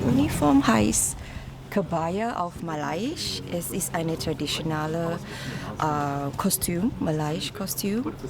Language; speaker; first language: German; non-native, fluent; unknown